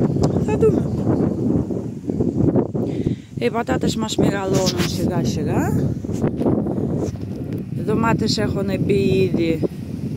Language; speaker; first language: Greek; non-native, fluent; Russian